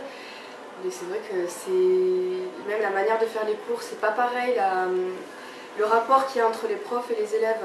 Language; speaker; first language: French; native; French